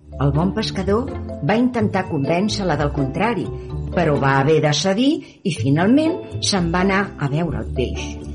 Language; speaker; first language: Catalan; native; Catalan